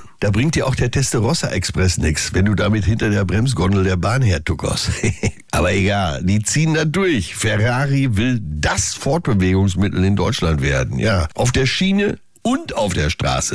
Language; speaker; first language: German; native; German